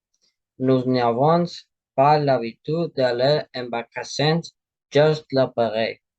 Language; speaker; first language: French; non-native, learner; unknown